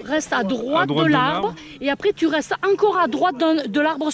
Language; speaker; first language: French; native; French